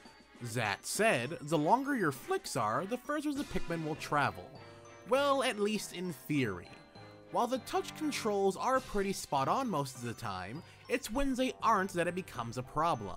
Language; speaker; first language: English; native; English